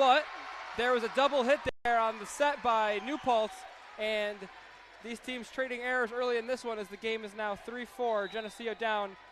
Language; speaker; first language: English; native; English